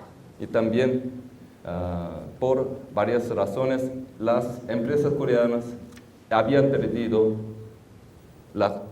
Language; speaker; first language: Spanish; non-native, fluent; Korean